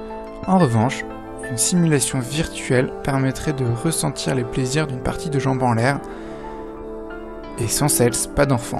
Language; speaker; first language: French; native; French